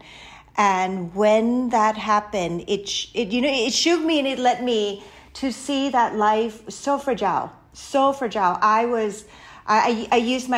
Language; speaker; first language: English; non-native, fluent; Thai